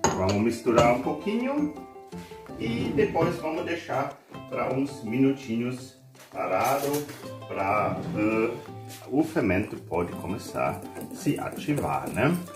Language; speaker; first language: Portuguese; non-native, learner; German